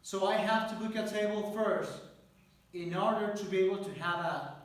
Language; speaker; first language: English; non-native, fluent; Spanish